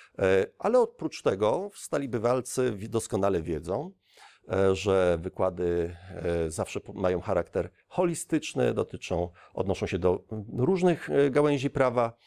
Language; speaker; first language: Polish; native; Polish